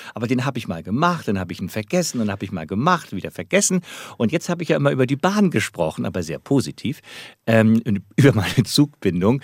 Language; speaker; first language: German; native; German